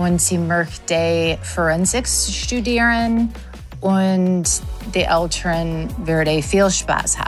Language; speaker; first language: German; non-native, learner; English